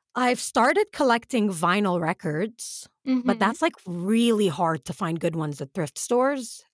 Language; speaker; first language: English; early bilingual, other home language; Arabic